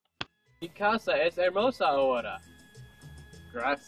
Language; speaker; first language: Spanish; non-native, learner; English